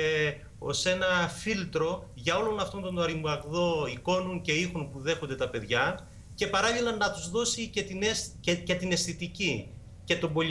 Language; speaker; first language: Greek; native; Greek